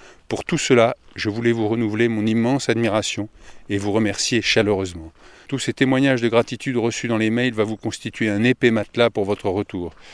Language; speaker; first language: French; native; French